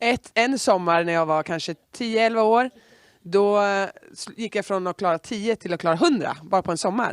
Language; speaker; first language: Swedish; native; Swedish